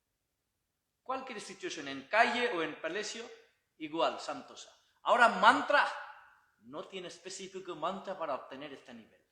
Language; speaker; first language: Spanish; non-native, learner; Bangla